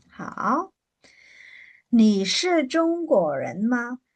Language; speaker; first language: Chinese; non-native, fluent; Burmese